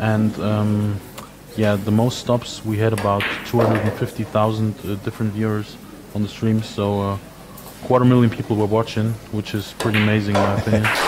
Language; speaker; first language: English; non-native, fluent; German